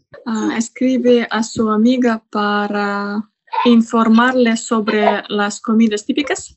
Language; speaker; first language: Spanish; non-native, learner; Russian